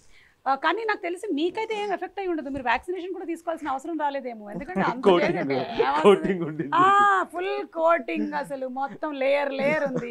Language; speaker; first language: Telugu; native; Telugu